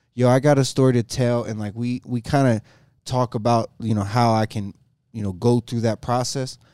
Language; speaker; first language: English; native; English